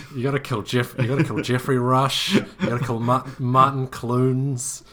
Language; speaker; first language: English; native; English